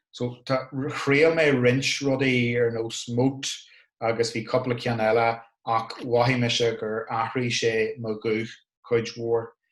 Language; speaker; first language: Irish; non-native, local second language; English